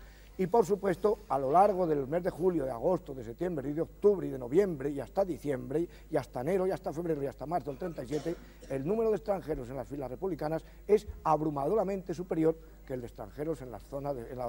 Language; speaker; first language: Spanish; native; Spanish